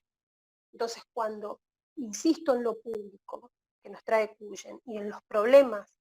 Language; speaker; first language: Spanish; native; Spanish